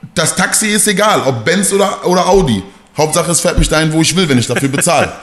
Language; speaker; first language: German; native; German